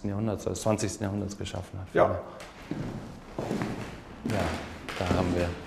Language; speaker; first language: German; native; German